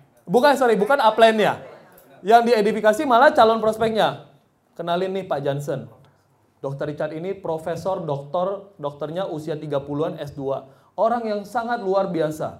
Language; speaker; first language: Indonesian; native; Indonesian